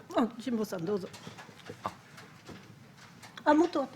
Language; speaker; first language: Japanese; non-native, fluent; French